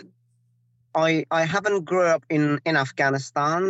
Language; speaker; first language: English; non-native, fluent; Persian